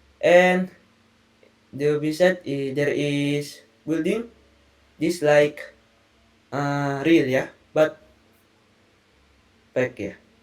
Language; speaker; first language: English; non-native, learner; Indonesian